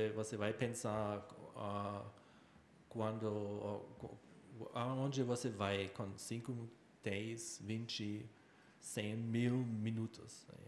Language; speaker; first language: Portuguese; non-native, learner; German